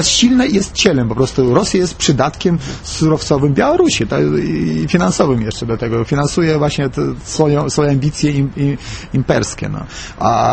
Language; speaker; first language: Polish; non-native, fluent; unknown